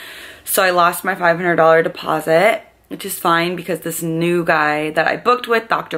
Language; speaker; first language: English; native; English